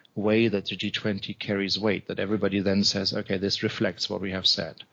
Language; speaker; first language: English; non-native, fluent; German